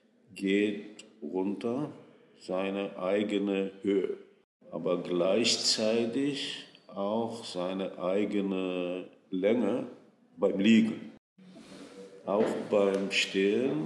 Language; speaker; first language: German; non-native, fluent; Hebrew